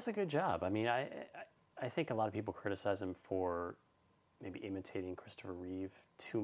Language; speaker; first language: English; native; English